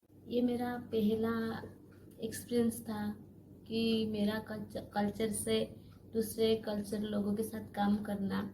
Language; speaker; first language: Hindi; non-native, local second language; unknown